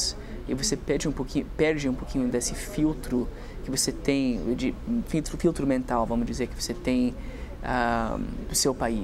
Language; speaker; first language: Portuguese; non-native, fluent; English